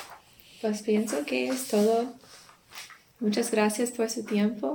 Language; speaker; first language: Spanish; non-native, learner; English